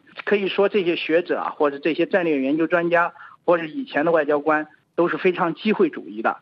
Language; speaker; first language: Chinese; native; Chinese